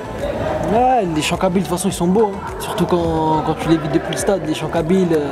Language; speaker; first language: French; native; French